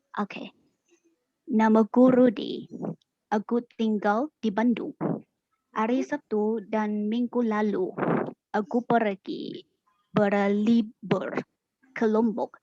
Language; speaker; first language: Indonesian; non-native, learner; Thai